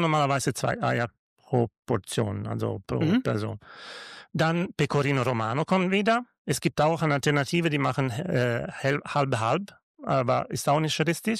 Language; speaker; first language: German; non-native, learner; Italian